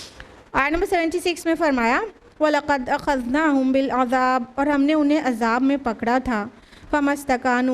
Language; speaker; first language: Urdu; native; Urdu